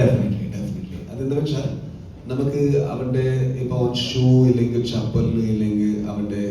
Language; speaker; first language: Malayalam; non-native, learner; Kannada